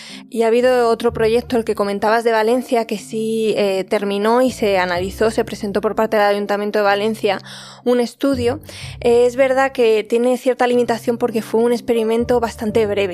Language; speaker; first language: Spanish; native; Spanish